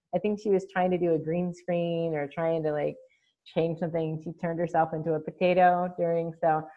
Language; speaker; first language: English; native; English